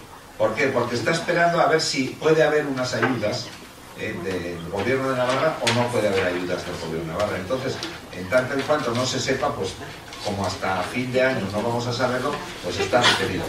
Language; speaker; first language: Spanish; native; Spanish